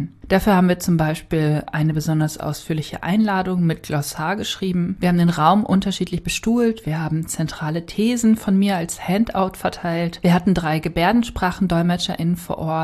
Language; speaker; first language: German; native; German